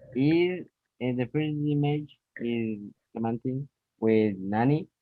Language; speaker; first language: English; non-native, learner; Spanish